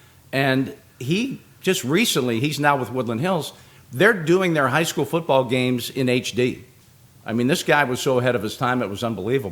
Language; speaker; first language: English; native; English